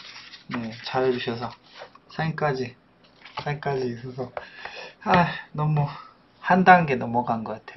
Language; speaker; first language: Korean; non-native, fluent; Polish